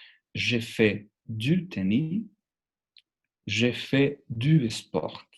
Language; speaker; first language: French; non-native, fluent; Spanish